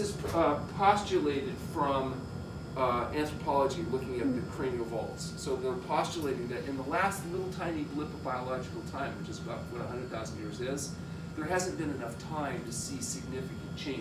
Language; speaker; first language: English; native; English